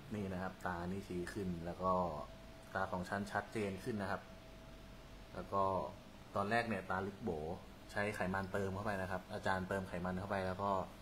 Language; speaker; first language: Thai; native; Thai